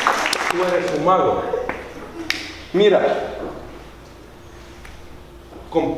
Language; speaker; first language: Spanish; non-native, learner; English